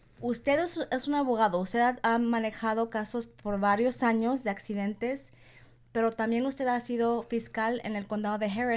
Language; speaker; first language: Spanish; early bilingual, heritage; Spanish